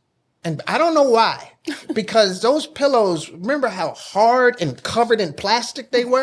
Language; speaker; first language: English; native; English